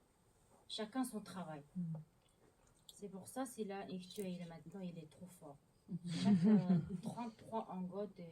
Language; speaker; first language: French; non-native, learner; Mongolian